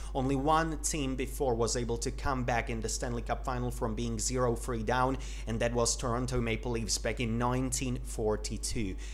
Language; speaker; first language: English; non-native, fluent; Slovak